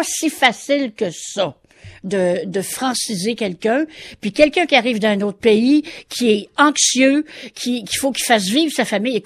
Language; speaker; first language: French; native; French